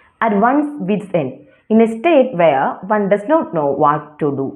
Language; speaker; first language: English; non-native, local second language; Malayalam